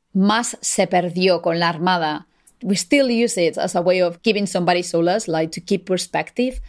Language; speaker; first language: English; non-native, fluent; Spanish